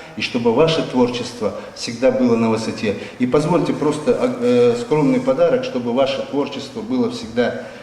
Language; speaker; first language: Russian; non-native, local second language; Kazakh